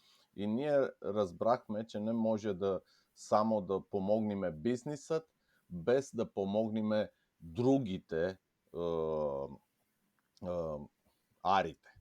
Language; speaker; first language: Bulgarian; non-native, fluent; Romanian